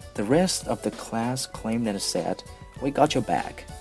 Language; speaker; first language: English; non-native, fluent; Chinese